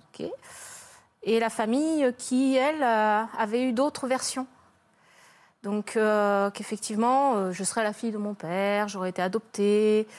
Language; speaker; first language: French; native; French